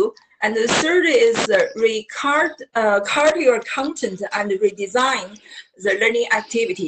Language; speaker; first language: English; non-native, learner; Chinese